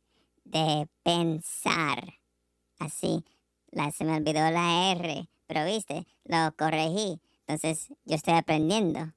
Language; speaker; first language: Spanish; non-native, learner; English